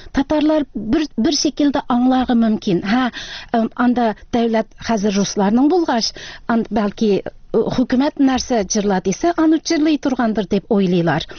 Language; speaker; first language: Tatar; early bilingual, heritage; Tatar